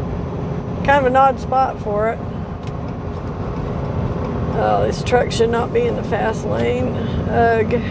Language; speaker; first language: English; native; English